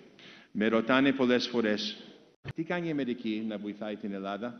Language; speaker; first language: Greek; early bilingual, heritage; Greek